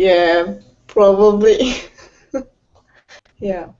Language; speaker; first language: English; non-native, learner; Romanian